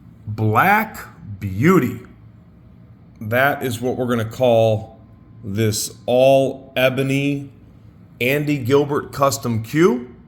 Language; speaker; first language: English; native; English